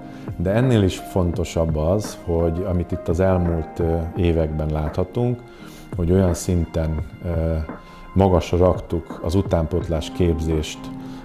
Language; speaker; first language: Hungarian; native; Hungarian